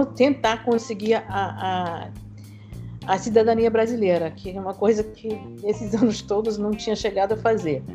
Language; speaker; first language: Portuguese; non-native, fluent; English